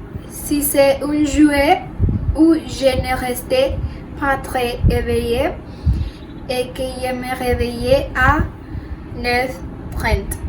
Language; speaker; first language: French; non-native, learner; Spanish